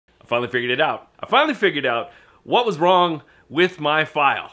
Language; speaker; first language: English; native; English